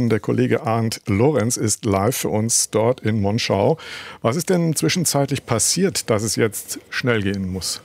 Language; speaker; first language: German; native; German